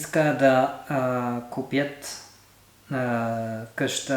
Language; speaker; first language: Bulgarian; non-native, learner; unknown